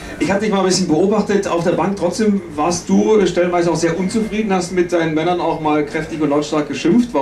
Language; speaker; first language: German; native; German